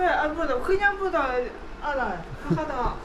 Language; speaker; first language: Korean; non-native, learner; Lao